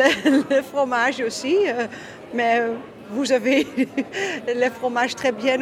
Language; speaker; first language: French; non-native, learner; Dutch